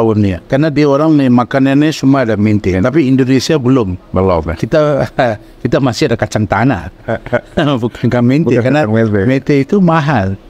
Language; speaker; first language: Indonesian; non-native, fluent; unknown